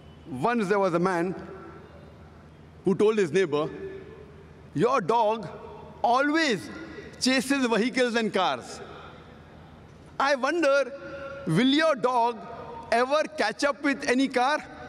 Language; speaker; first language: English; non-native, local second language; Konkani